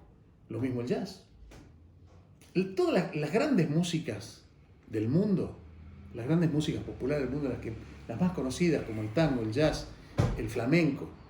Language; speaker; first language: Spanish; native; Spanish